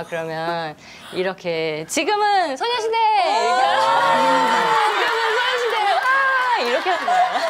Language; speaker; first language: Korean; early bilingual, heritage; English